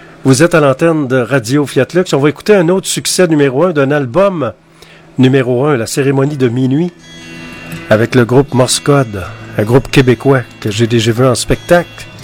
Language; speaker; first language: French; native; French